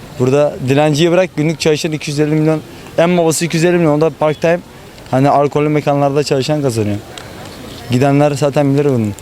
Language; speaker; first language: Turkish; native; Turkish